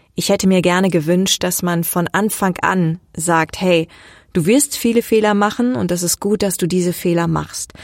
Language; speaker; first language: German; native; German